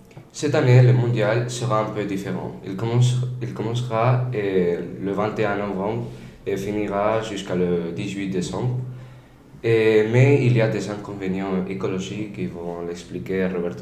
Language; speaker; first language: French; non-native, learner; Spanish